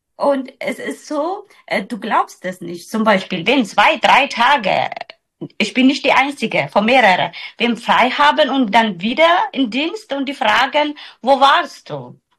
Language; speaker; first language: German; non-native, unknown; Somali